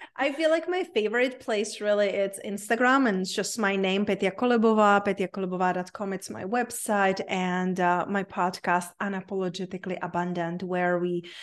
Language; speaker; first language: English; non-native, fluent; Czech